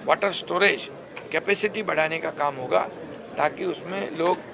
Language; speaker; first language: Hindi; non-native, local second language; Marathi